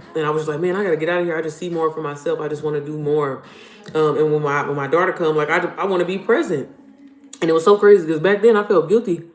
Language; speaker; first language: English; native; English